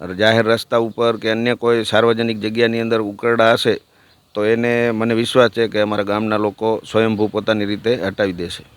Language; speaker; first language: Gujarati; native; Gujarati